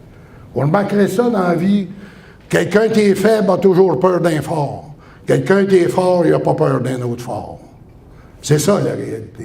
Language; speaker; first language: French; native; French